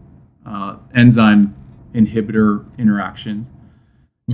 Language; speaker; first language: English; native; English